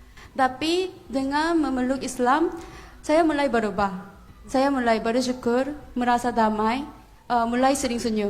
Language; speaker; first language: Indonesian; non-native, fluent; Korean